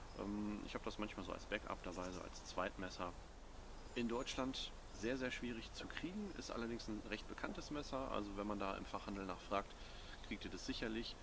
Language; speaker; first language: German; native; German